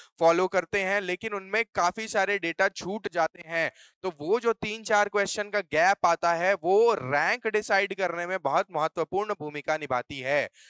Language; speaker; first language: Hindi; native; Hindi